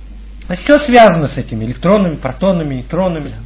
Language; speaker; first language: Russian; native; Russian